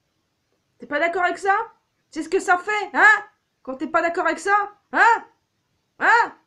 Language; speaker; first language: French; native; French